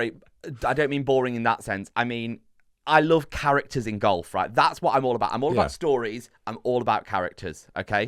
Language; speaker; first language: English; native; English